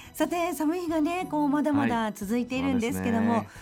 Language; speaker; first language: Japanese; native; Japanese